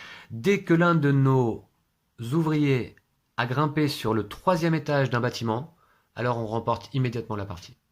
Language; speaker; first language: French; native; French